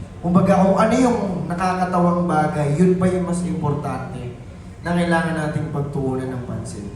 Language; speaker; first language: Filipino; native; Filipino